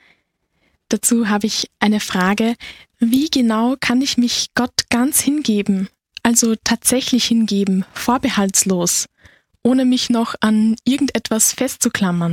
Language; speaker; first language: German; native; German